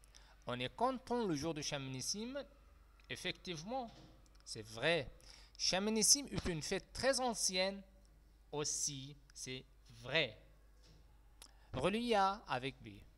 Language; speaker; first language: French; non-native, fluent; Arabic